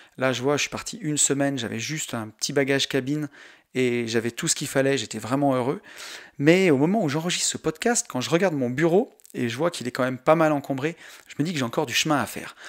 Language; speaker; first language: French; native; French